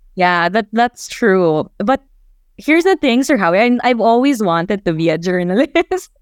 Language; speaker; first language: English; non-native, local second language; Chavacano